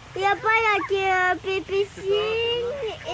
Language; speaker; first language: French; native; French